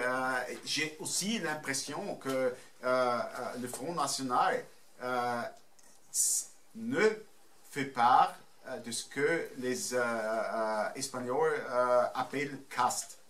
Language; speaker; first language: French; non-native, fluent; German